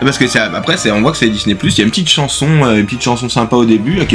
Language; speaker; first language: French; native; French